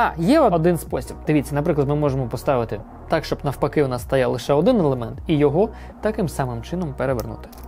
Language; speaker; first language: Ukrainian; non-native, local second language; Russian